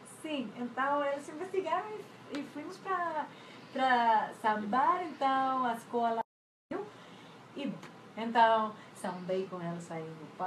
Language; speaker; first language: Portuguese; non-native, fluent; Spanish